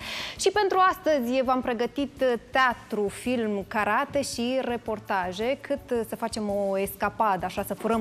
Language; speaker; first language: Romanian; native; Romanian